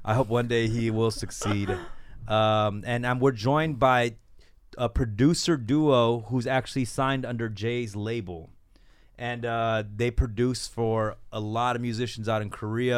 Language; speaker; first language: English; early bilingual, other home language; Korean